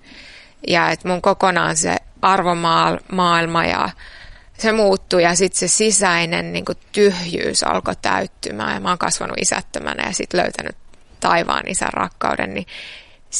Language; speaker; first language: Finnish; native; Finnish